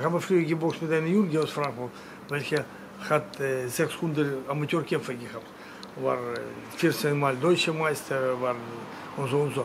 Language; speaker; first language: German; non-native, learner; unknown